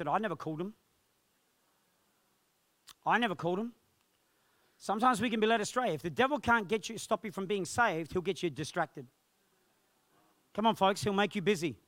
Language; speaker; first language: English; native; English